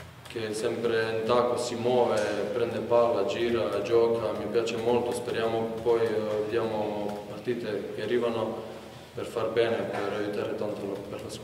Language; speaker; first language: Italian; non-native, learner; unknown